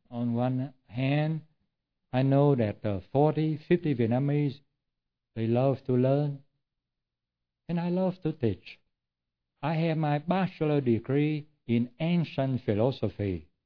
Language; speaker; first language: English; non-native, fluent; Vietnamese